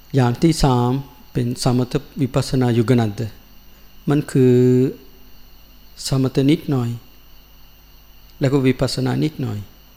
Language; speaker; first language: Thai; non-native, learner; Sinhala